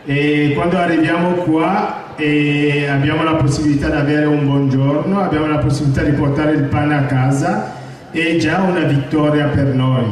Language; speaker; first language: Italian; non-native, fluent; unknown